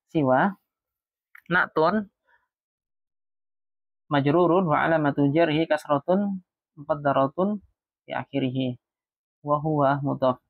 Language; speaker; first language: Arabic; non-native, fluent; Indonesian